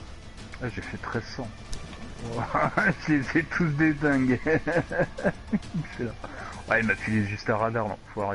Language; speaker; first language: French; native; French